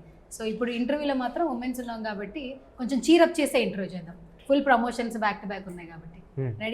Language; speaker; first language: Telugu; native; Telugu